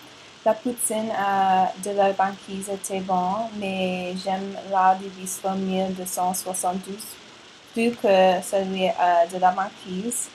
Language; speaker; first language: French; non-native, learner; English